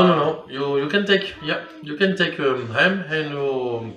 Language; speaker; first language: English; non-native, learner; French